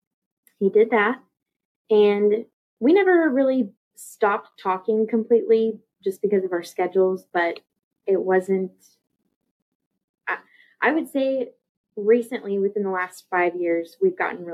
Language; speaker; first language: English; native; English